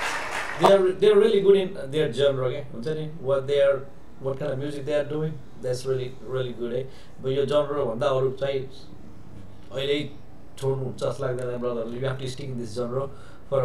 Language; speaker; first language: English; non-native, fluent; Nepali